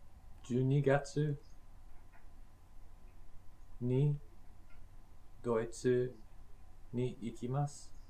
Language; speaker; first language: Japanese; non-native, learner; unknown